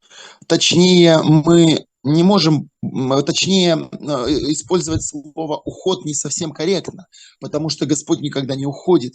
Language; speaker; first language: Russian; native; Russian